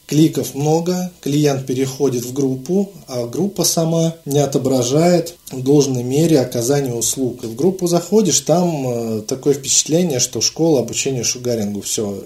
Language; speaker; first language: Russian; native; Russian